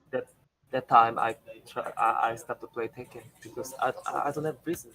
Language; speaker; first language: English; non-native, learner; Korean